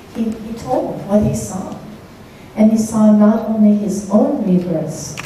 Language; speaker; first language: English; native; English